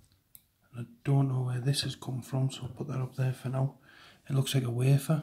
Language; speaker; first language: English; native; English